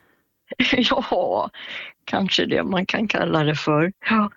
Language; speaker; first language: Swedish; native; Swedish